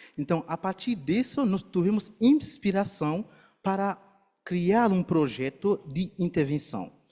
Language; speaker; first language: Portuguese; non-native, fluent; Haitian Creole